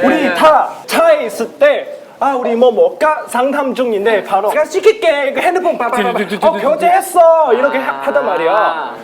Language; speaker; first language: Korean; non-native, local second language; Chinese